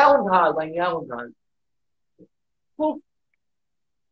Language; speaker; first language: German; non-native, learner; Hebrew